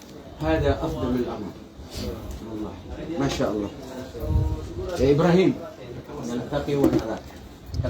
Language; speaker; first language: Arabic; non-native, fluent; Maranao